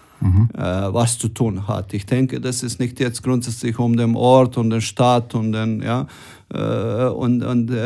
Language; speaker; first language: German; non-native, fluent; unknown